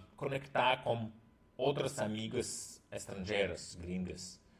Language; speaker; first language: Portuguese; non-native, learner; Russian